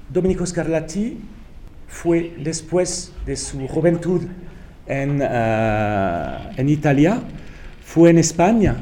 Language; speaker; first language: Spanish; non-native, fluent; French